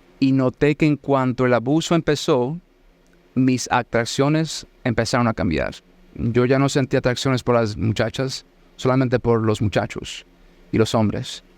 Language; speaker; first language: Spanish; early bilingual, heritage; Spanish